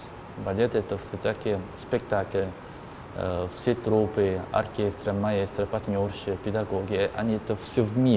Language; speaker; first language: Russian; non-native, learner; Korean